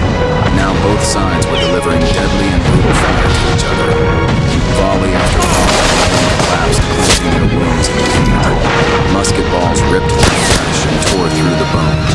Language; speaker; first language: English; native; English